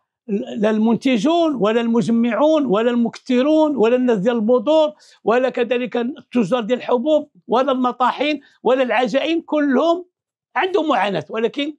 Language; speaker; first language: Arabic; native; Arabic